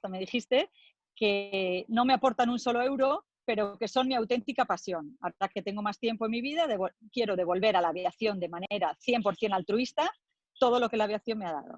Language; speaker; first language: Spanish; native; Spanish